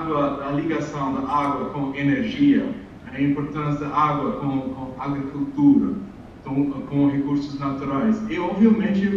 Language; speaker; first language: Portuguese; non-native, fluent; English